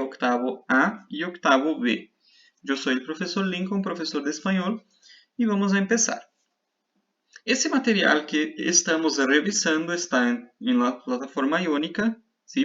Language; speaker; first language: Spanish; non-native, fluent; Portuguese